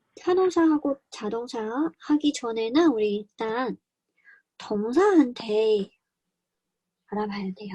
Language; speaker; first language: Korean; non-native, fluent; Chinese